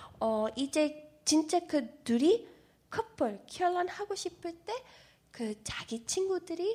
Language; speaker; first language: Korean; non-native, learner; English